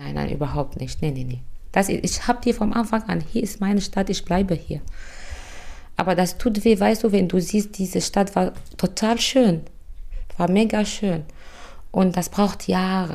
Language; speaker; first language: German; non-native, fluent; Arabic